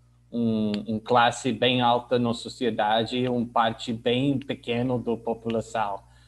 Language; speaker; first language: Portuguese; non-native, learner; English